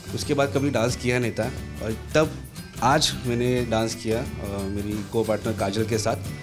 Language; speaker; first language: Hindi; non-native, local second language; Marathi